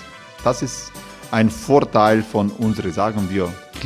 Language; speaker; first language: German; non-native, fluent; Croatian